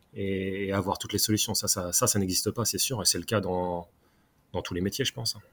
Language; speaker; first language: French; native; French